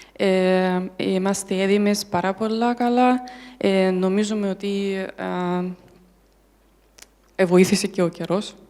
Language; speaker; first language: Greek; non-native, learner; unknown